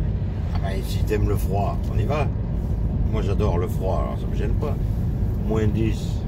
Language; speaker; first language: French; native; French